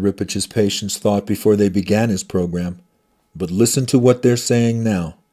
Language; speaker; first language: English; native; English